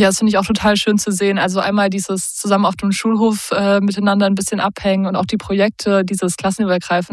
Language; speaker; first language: German; native; German